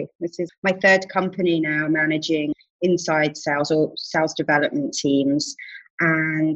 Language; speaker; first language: English; native; English